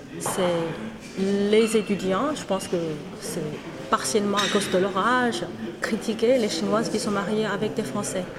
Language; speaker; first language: French; non-native, fluent; Chinese